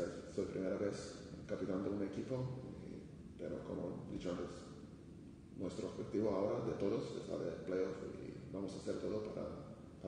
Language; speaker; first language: Spanish; non-native, fluent; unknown